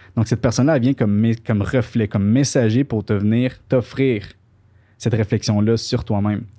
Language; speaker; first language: French; early bilingual, other home language; Spanish